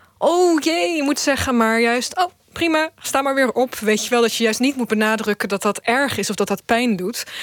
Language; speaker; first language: Dutch; early bilingual, other home language; Bosnian